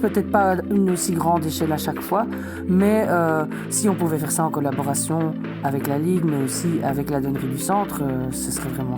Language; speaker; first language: French; native; French